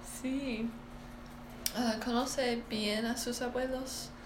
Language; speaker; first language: Spanish; non-native, learner; English